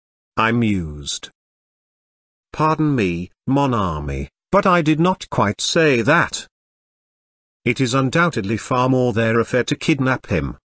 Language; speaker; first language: English; non-native, fluent; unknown